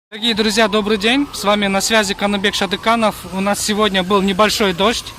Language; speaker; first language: Russian; non-native, local second language; Kyrgyz